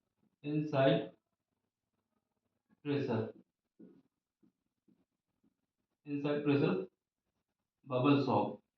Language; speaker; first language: Hindi; native; Hindi